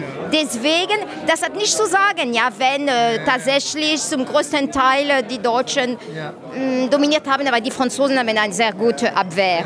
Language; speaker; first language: German; non-native, fluent; French